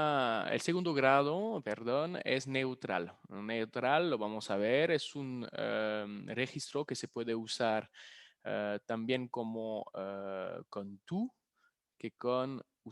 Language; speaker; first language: Spanish; non-native, fluent; French